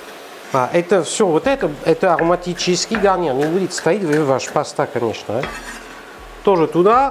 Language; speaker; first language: Russian; non-native, learner; French